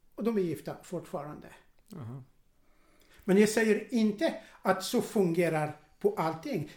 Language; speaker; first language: Swedish; non-native, fluent; Arabic